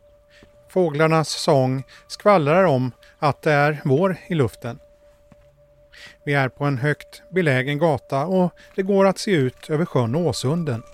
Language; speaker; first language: Swedish; native; Swedish